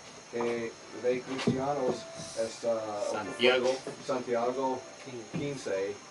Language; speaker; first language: Spanish; non-native, learner; English